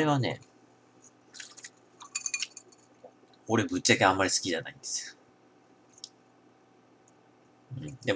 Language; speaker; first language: Japanese; native; Japanese